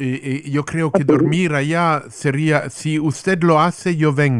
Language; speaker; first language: Spanish; non-native, learner; English